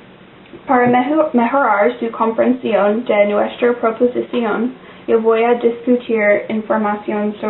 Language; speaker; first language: Spanish; non-native, learner; English